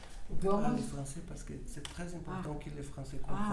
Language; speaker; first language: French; non-native, learner; Portuguese